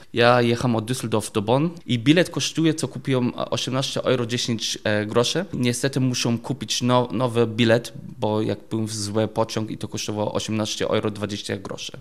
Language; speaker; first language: Polish; non-native, learner; German